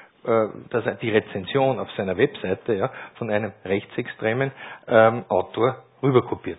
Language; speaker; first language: German; native; German